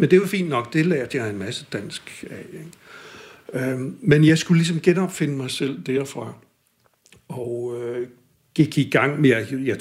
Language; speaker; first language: Danish; non-native, fluent; English